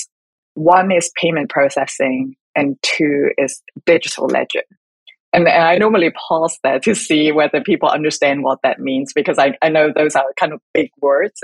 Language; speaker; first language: English; non-native, local second language; Cantonese